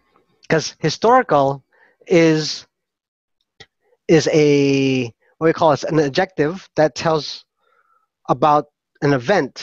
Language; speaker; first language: English; non-native, fluent; Filipino